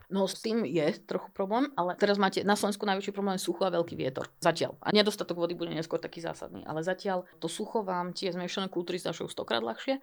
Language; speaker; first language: Slovak; native; Slovak